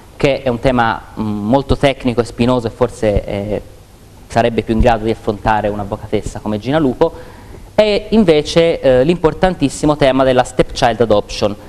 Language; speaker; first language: Italian; native; Italian